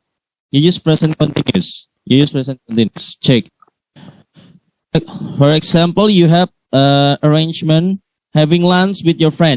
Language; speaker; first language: English; non-native, learner; Indonesian